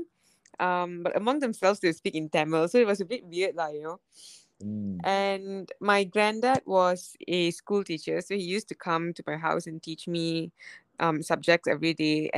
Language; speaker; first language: English; native; English